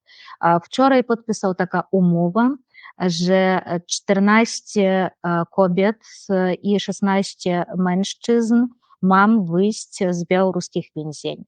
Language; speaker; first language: Polish; non-native, fluent; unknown